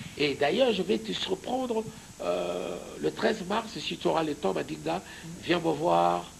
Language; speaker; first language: French; non-native, local second language; Lingala